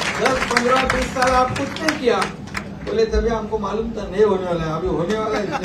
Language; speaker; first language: Hindi; non-native, local second language; Marathi